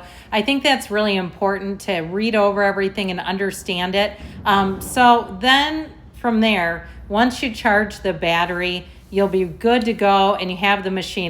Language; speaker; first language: English; native; English